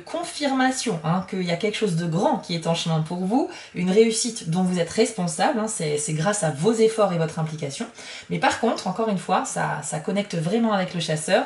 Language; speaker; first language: French; native; French